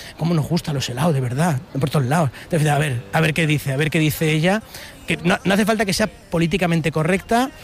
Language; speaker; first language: Spanish; native; Spanish